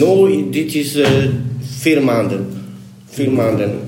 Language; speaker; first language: Dutch; non-native, learner; Polish